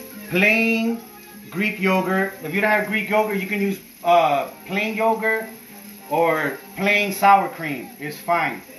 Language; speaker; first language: English; early bilingual, other home language; Spanish